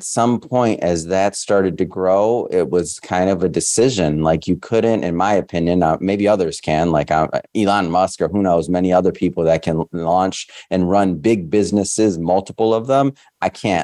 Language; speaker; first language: English; native; English